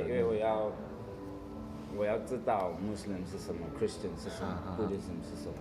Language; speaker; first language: Chinese; non-native, learner; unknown